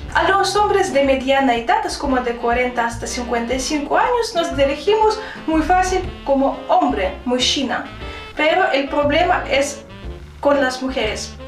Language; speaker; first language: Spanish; non-native, fluent; Russian